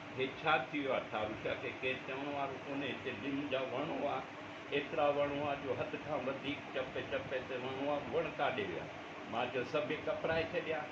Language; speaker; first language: Sindhi; non-native, local second language; Urdu